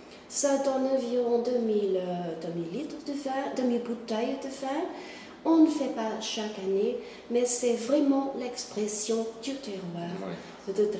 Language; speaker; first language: French; non-native, fluent; Portuguese